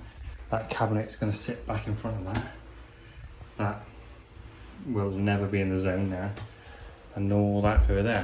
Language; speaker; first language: English; native; English